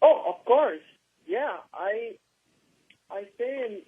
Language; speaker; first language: English; non-native, learner; Portuguese